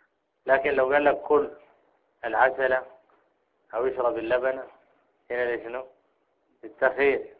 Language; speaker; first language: Arabic; native; Arabic